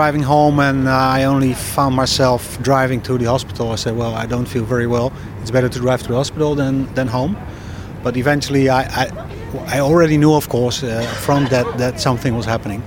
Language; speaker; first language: English; non-native, fluent; Dutch